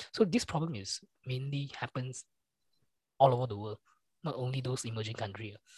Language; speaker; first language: English; non-native, local second language; Chinese